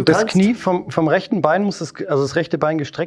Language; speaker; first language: German; native; German